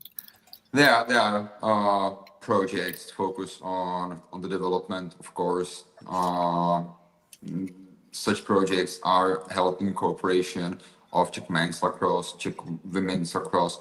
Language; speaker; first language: English; non-native, fluent; Czech